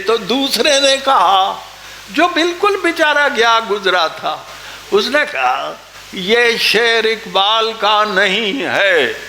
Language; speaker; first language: Urdu; non-native, local second language; Punjabi